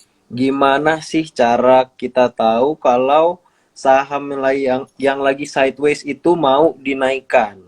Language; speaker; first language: Indonesian; native; Indonesian